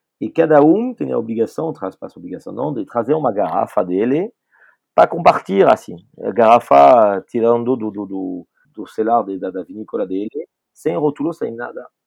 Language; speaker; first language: Portuguese; non-native, fluent; French